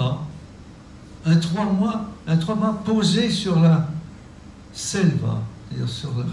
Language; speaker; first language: French; native; French